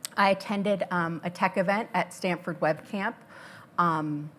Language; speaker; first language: English; native; English